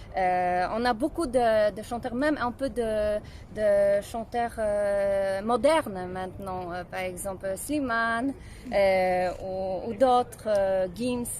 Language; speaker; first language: French; non-native, fluent; Polish